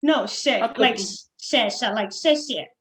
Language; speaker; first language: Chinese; non-native, learner; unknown